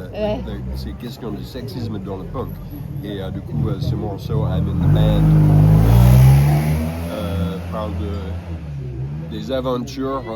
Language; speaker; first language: French; non-native, fluent; English